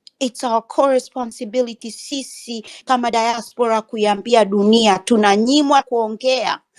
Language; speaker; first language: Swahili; native; Swahili